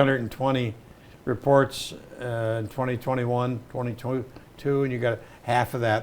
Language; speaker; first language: English; native; English